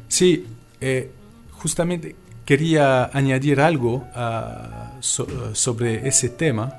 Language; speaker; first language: Spanish; non-native, fluent; French